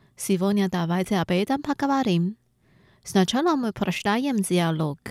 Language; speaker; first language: Russian; non-native, fluent; Chinese